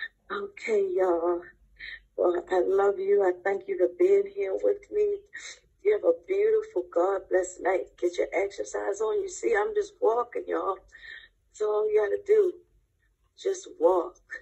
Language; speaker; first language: English; native; English